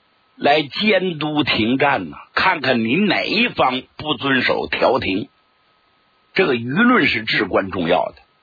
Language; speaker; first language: Chinese; native; Chinese